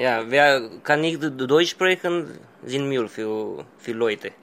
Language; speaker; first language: German; non-native, learner; Romanian